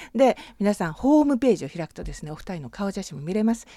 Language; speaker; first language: Japanese; native; Japanese